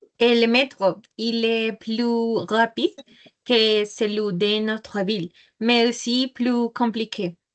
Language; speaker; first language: French; non-native, learner; Spanish